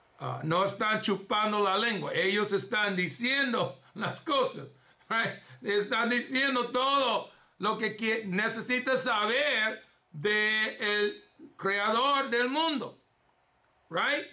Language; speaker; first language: Spanish; early bilingual, heritage; English